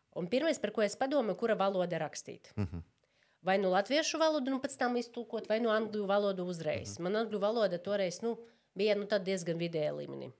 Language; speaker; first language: Latvian; non-native, local second language; Russian